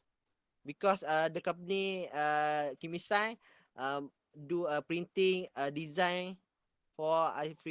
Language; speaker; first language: English; non-native, local second language; Malay